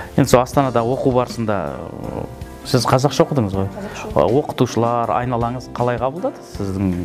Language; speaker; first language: Kazakh; native; Kazakh